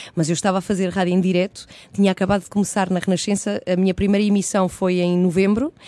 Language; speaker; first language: Portuguese; early bilingual, other home language; Spanish